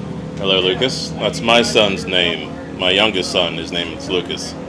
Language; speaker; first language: English; native; English